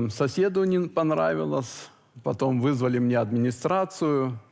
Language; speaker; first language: Russian; early bilingual, other home language; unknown